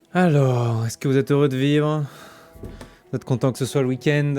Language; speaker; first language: French; native; French